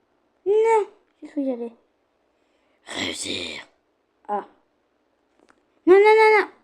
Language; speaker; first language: French; native; French